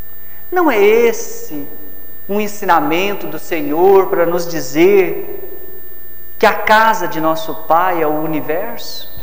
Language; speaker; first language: Portuguese; native; Portuguese